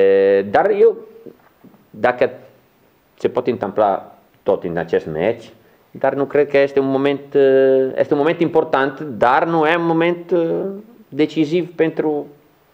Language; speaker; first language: Romanian; non-native, learner; Italian